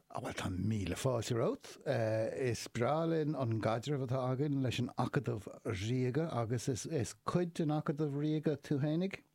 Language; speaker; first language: Irish; native; Irish